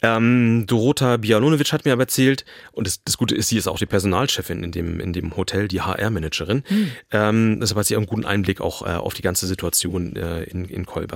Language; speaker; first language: German; native; German